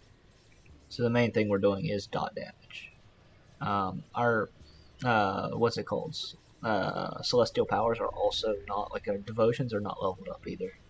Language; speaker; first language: English; native; English